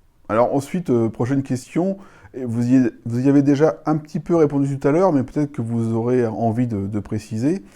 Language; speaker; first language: French; native; French